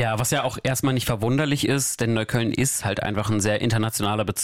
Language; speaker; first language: German; native; German